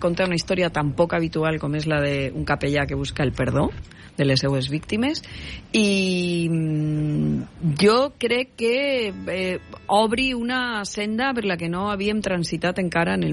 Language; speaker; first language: Catalan; native; Catalan